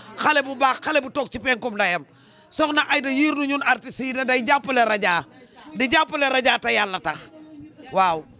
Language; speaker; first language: Wolof; non-native, local second language; Fula